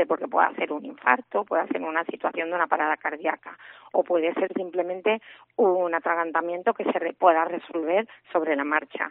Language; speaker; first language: Spanish; native; Spanish